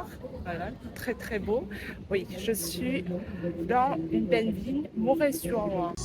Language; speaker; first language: French; non-native, learner; Vietnamese